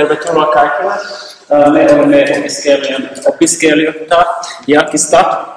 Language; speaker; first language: Finnish; non-native, learner; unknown